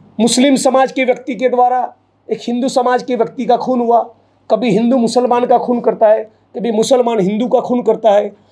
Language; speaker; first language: Hindi; non-native, local second language; Gujarati